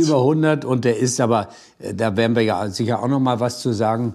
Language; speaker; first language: German; native; German